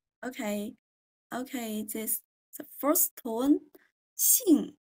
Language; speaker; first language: English; non-native, fluent; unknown